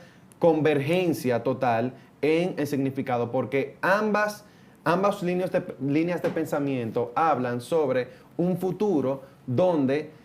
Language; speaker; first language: Spanish; native; Spanish